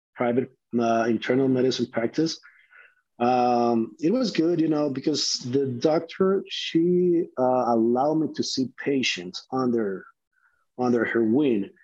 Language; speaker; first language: English; non-native, fluent; Spanish